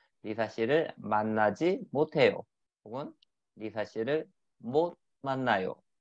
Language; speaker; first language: Korean; native; Korean